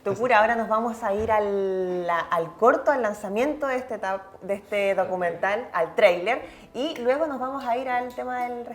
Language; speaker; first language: Spanish; native; Spanish